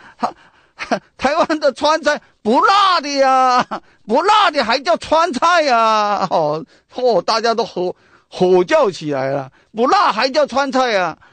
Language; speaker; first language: Chinese; non-native, local second language; Min Nan Chinese